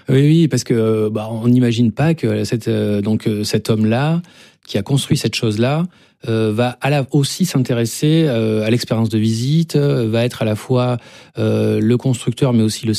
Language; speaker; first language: French; native; French